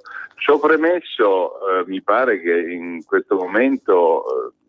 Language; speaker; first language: Italian; native; Italian